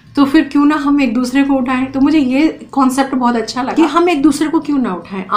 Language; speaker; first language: Hindi; native; Hindi